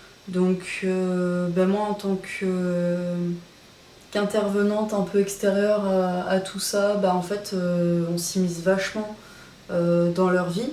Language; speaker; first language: French; native; French